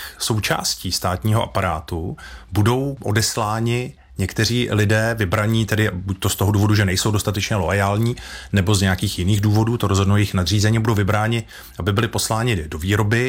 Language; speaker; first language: Czech; native; Czech